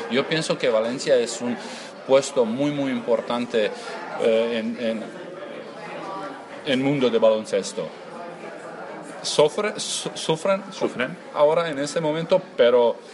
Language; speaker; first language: Spanish; non-native, learner; Croatian